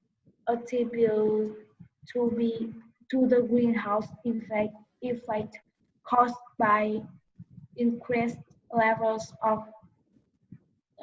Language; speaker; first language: English; non-native, learner; Vietnamese